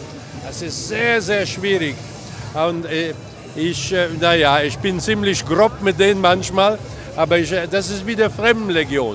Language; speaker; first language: German; non-native, fluent; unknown